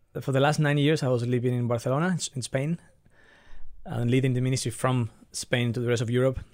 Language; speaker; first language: English; non-native, fluent; Spanish